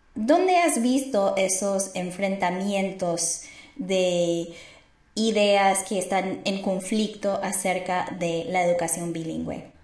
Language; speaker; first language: Spanish; non-native, fluent; English